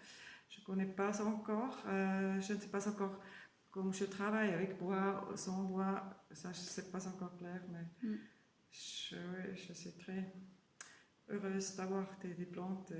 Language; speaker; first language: French; non-native, learner; German